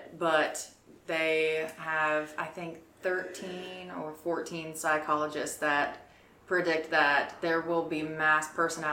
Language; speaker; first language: English; native; English